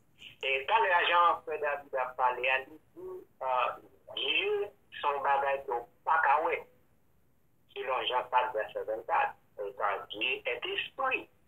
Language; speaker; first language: French; non-native, local second language; Haitian Creole